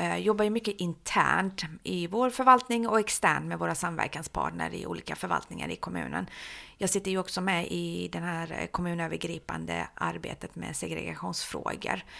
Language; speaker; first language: Swedish; early bilingual, other home language; Persian